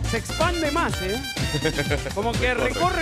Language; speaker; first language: Spanish; native; Spanish